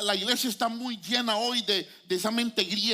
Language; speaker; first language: Spanish; native; Spanish